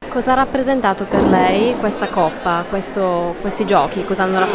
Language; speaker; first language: Italian; native; Italian